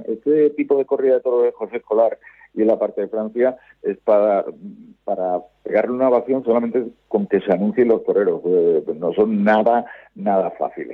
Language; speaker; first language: Spanish; native; Spanish